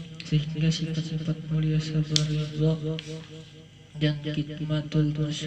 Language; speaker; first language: Indonesian; native; Indonesian